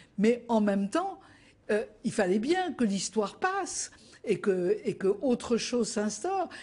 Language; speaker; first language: French; native; French